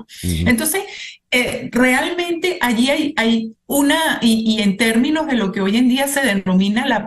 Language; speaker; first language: Spanish; native; Spanish